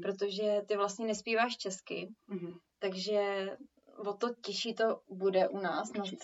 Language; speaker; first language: Czech; native; Czech